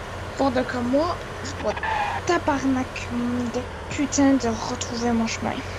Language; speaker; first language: French; native; French